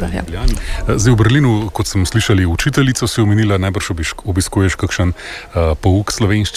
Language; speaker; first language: Slovenian; native; Slovenian